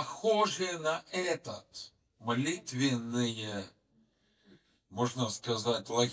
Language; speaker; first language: Polish; non-native, learner; Russian